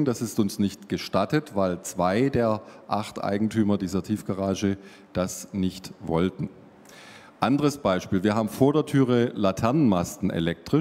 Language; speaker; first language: German; native; German